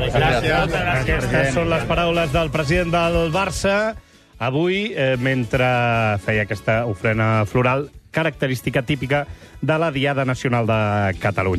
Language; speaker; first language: Catalan; native; Catalan